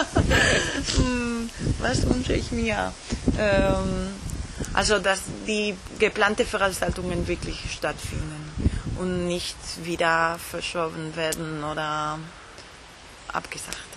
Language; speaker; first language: German; non-native, fluent; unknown